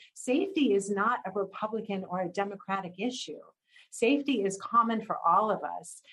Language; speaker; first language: English; native; English